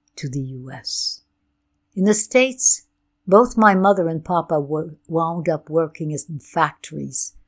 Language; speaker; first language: English; non-native, fluent; Ukrainian